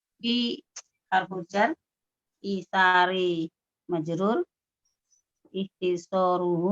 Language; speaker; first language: Arabic; non-native, learner; Indonesian